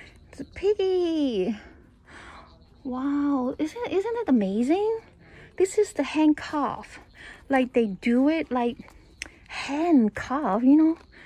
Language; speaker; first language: English; non-native, learner; Cantonese